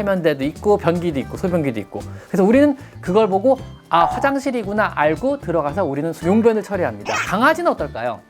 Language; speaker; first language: Korean; native; Korean